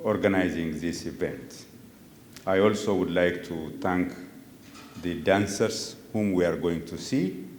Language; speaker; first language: English; non-native, local second language; Amharic